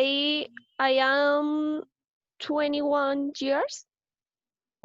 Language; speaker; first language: English; non-native, learner; Spanish